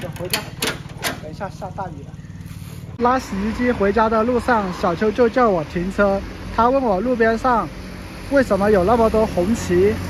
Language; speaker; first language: Chinese; native; Chinese